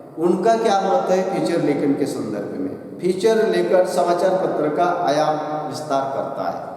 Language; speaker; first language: Hindi; non-native, local second language; Marathi